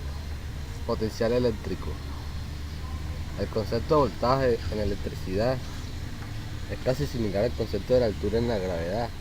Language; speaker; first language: Spanish; native; Spanish